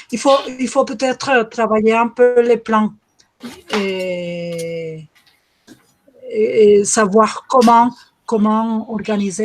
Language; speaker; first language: French; non-native, fluent; Spanish